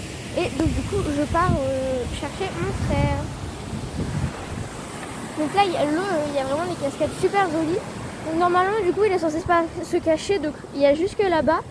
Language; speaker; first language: French; native; French